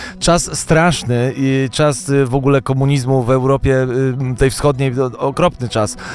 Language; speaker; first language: Polish; native; Polish